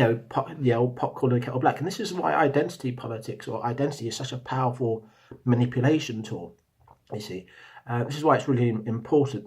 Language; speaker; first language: English; native; English